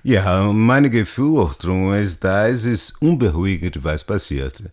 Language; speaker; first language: German; non-native, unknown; Portuguese